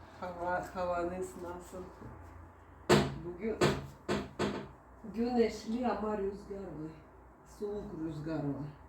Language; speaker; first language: Turkish; non-native, learner; Russian